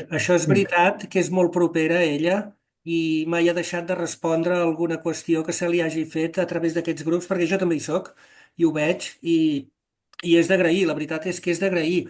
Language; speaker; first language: Catalan; native; Catalan